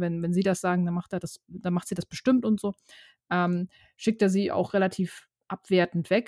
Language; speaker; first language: German; native; German